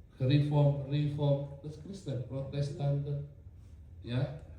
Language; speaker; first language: Dutch; non-native, learner; Indonesian